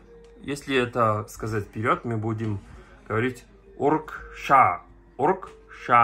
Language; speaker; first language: Russian; non-native, learner; Mongolian